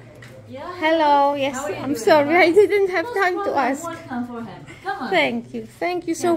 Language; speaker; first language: English; non-native, learner; Polish